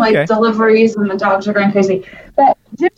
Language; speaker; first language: English; native; English